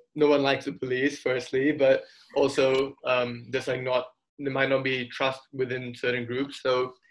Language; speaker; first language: English; early bilingual, other home language; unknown